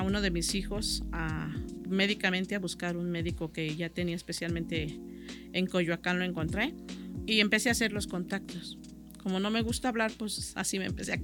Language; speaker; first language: Spanish; native; Spanish